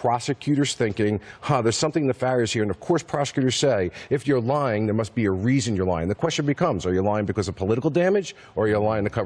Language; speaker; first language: English; native; English